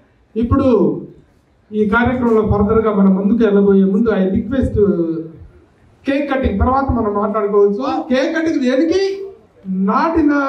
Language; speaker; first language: Telugu; native; Telugu